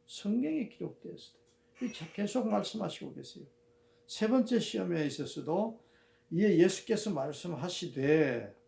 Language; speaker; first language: Korean; native; Korean